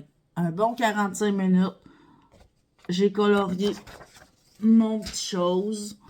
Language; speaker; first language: French; native; French